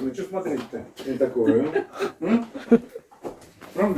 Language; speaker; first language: Russian; native; Russian